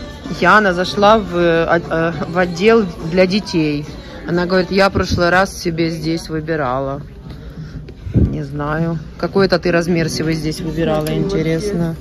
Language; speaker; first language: Russian; native; Russian